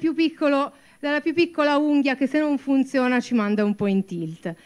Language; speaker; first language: Italian; native; Italian